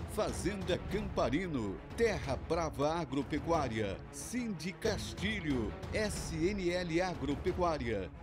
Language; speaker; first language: Portuguese; native; Portuguese